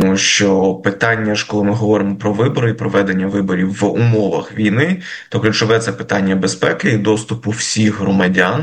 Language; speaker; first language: Ukrainian; native; Ukrainian